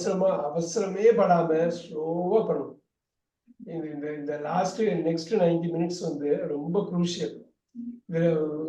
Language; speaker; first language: Tamil; native; Tamil